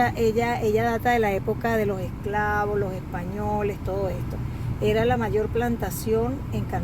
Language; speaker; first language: Spanish; native; Spanish